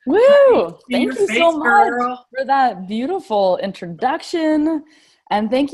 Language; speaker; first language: English; native; English